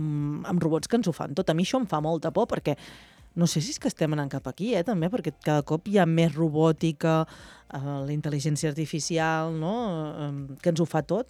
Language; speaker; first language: Catalan; native; Catalan